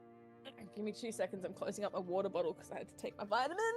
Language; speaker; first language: English; native; English